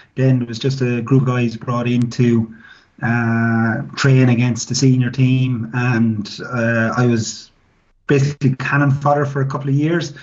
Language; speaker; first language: English; native; English